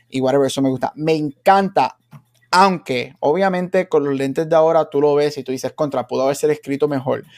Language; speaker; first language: Spanish; native; Spanish